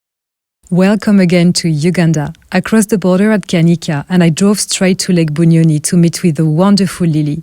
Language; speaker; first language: English; non-native, fluent; French